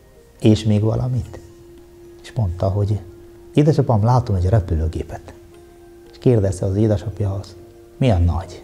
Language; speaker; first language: Hungarian; non-native, fluent; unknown